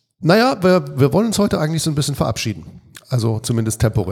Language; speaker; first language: German; native; German